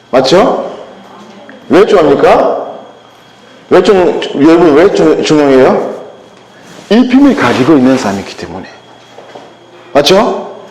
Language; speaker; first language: Korean; non-native, learner; French